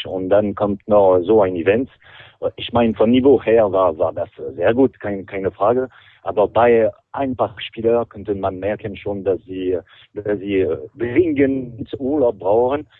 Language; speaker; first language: German; non-native, fluent; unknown